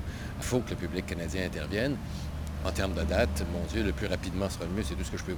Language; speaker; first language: French; native; French